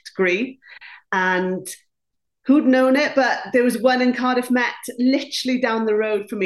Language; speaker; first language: English; non-native, local second language; Welsh